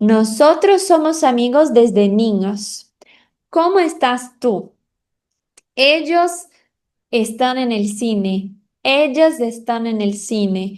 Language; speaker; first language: Spanish; non-native, fluent; Portuguese